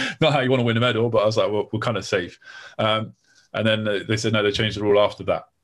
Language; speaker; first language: English; native; English